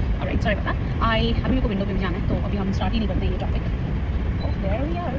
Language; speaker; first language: Hindi; native; Hindi